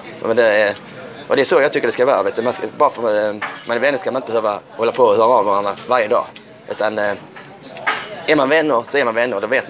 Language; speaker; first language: Swedish; native; Swedish